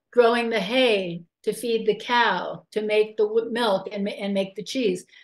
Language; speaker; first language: English; native; English